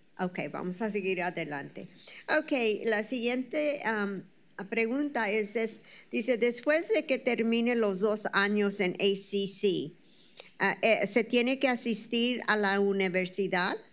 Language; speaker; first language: Spanish; early bilingual, heritage; Spanish